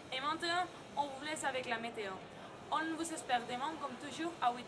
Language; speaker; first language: French; non-native, learner; Spanish